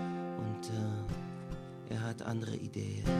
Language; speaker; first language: German; non-native, learner; English